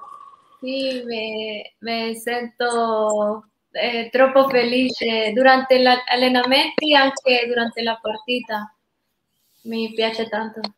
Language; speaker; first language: Italian; non-native, learner; Spanish